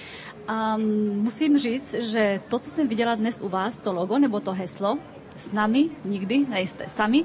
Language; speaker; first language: Czech; early bilingual, heritage; Czech